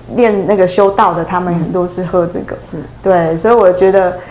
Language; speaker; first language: Chinese; native; Chinese